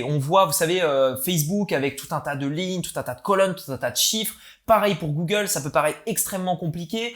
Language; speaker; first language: French; native; French